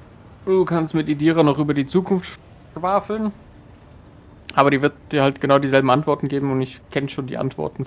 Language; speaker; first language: German; native; German